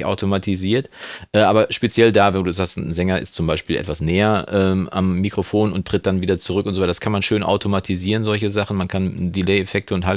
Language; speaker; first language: German; native; German